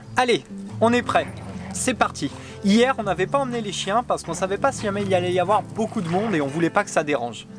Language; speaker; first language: French; native; French